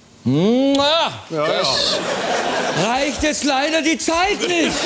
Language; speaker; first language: German; native; German